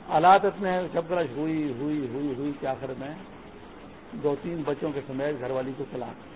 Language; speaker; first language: Urdu; non-native, local second language; Pashto